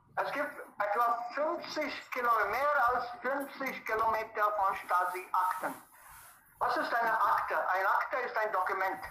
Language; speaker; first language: German; non-native, fluent; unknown